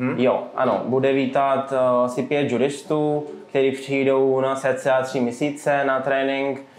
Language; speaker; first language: Czech; non-native, fluent; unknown